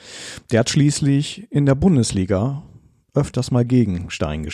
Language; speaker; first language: German; native; German